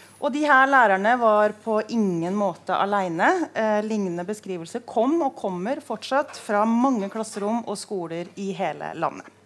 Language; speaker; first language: Norwegian; native; Norwegian